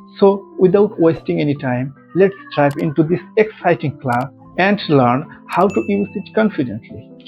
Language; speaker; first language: English; non-native, local second language; Bangla